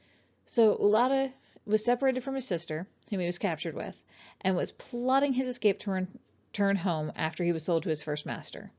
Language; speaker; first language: English; native; English